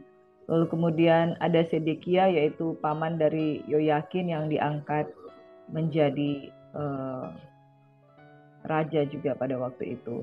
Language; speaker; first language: Indonesian; native; Indonesian